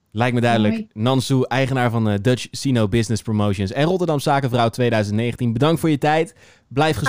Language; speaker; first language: Dutch; native; Dutch